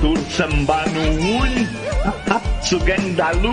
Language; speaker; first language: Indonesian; non-native, fluent; Portuguese